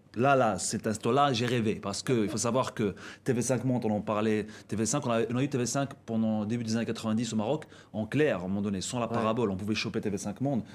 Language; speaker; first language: French; non-native, local second language; Arabic